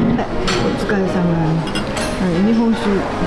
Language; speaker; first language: Japanese; native; Japanese